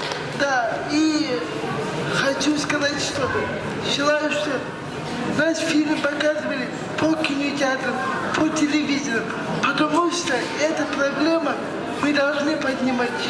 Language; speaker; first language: Russian; non-native, local second language; Kazakh